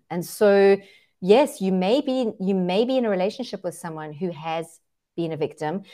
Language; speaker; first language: English; native; English